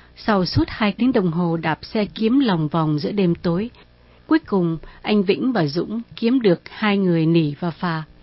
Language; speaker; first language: Vietnamese; native; Vietnamese